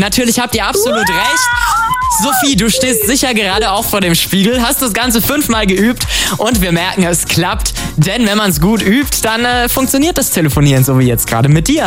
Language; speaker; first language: German; native; German